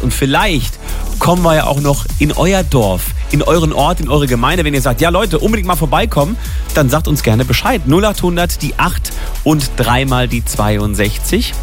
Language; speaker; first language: German; native; German